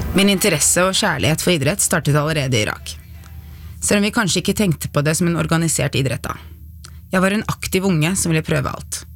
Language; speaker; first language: Norwegian; early bilingual, other home language; Arabic